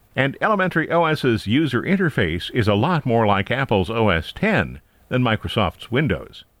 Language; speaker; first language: English; native; English